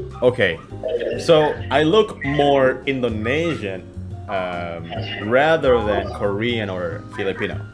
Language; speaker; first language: English; non-native, local second language; Filipino